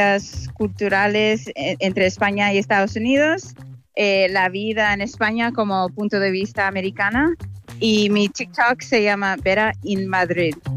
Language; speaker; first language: Spanish; non-native, fluent; English